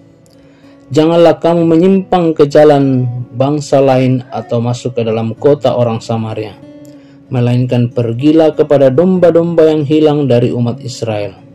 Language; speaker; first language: Indonesian; native; Indonesian